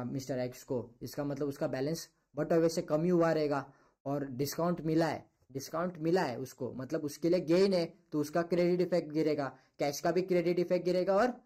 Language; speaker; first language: Hindi; non-native, local second language; Marathi